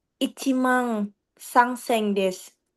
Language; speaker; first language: Japanese; non-native, learner; Indonesian